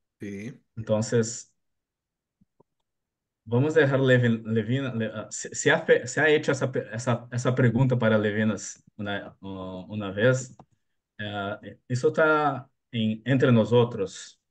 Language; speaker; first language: Spanish; non-native, learner; Portuguese